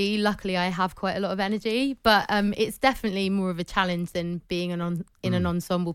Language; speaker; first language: English; native; English